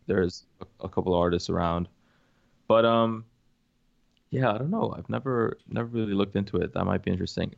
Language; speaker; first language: English; early bilingual, other home language; Arabic